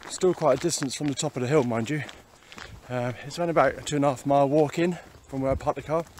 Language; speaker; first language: English; native; English